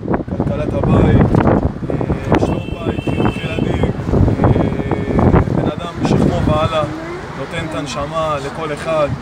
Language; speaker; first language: Hebrew; native; Hebrew